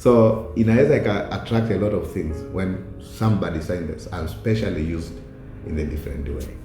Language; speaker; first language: English; non-native, local second language; Swahili